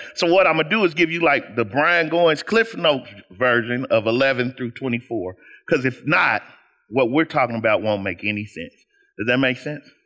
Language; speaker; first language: English; native; English